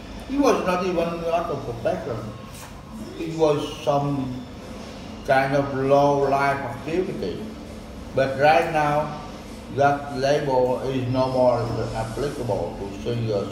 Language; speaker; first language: English; non-native, fluent; Vietnamese